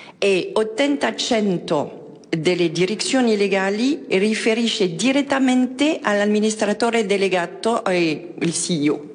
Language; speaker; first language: Italian; non-native, fluent; French